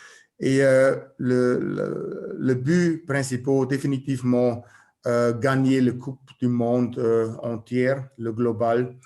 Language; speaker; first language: French; non-native, learner; German